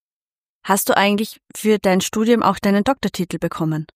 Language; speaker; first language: German; native; German